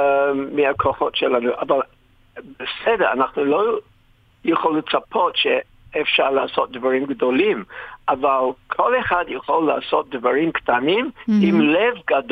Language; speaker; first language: Hebrew; non-native, fluent; English